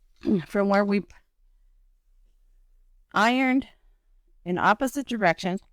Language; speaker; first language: English; native; English